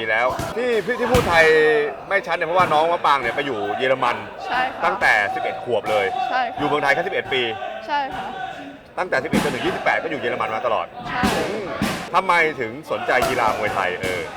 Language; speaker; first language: Thai; native; Thai